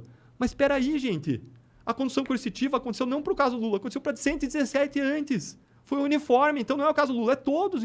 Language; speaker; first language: Portuguese; native; Portuguese